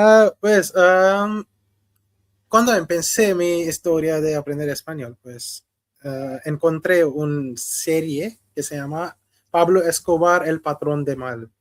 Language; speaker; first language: Spanish; non-native, fluent; Hindi